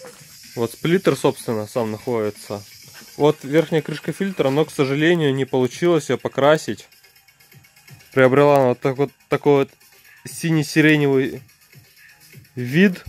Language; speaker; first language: Russian; native; Russian